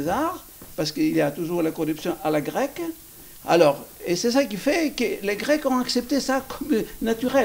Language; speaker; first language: French; non-native, fluent; Greek